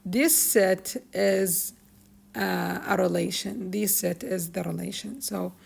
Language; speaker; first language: English; non-native, fluent; Arabic